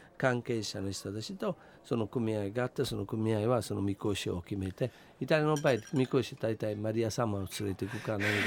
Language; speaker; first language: Japanese; non-native, fluent; Italian